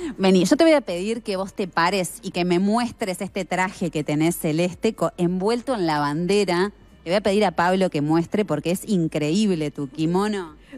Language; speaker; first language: Spanish; native; Spanish